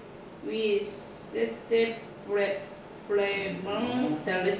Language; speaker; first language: French; non-native, learner; Korean